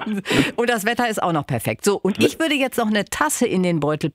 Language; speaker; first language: German; native; German